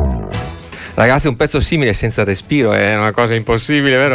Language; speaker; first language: Italian; native; Italian